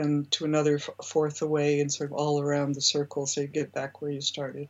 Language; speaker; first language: English; native; English